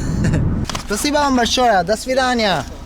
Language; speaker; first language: Russian; non-native, fluent; Italian